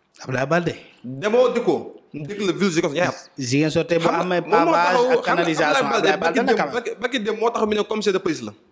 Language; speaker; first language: Wolof; non-native, local second language; Jola-Fonyi